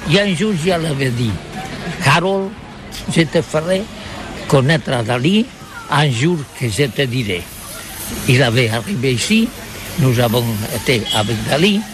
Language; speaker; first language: French; non-native, learner; Catalan